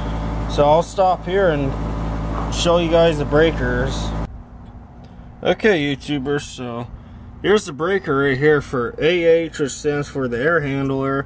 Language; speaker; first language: English; native; English